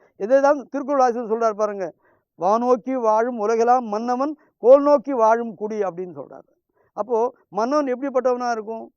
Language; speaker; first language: Tamil; non-native, local second language; Hindi